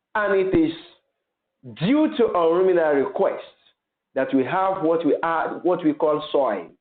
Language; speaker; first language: English; non-native, local second language; Yoruba